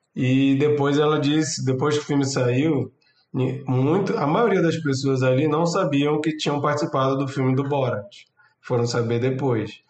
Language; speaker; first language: Portuguese; native; Portuguese